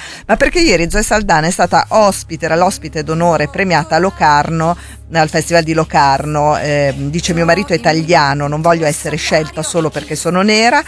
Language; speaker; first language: Italian; native; Italian